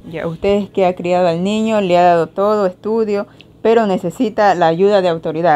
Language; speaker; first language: Spanish; native; Spanish